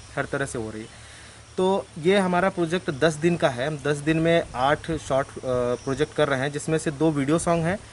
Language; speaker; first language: Hindi; native; Hindi